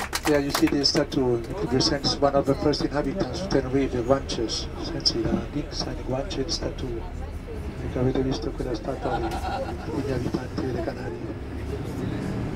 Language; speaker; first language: English; non-native, fluent; Spanish